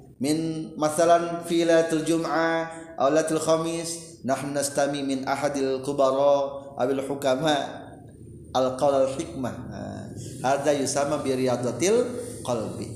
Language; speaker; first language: Arabic; non-native, fluent; Indonesian